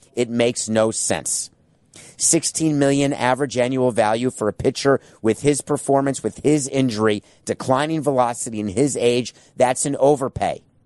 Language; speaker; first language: English; native; English